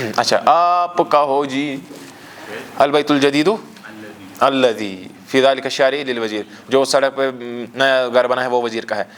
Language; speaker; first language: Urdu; non-native, local second language; Kashmiri